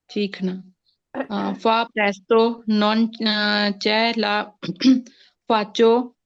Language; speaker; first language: Italian; non-native, learner; Punjabi